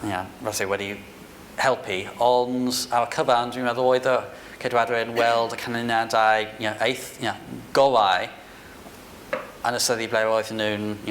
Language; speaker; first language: Welsh; non-native, fluent; English